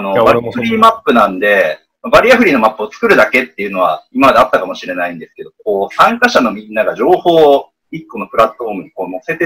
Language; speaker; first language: Japanese; native; Japanese